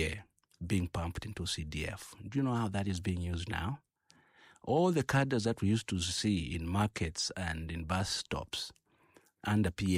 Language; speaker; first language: English; non-native, local second language; Bemba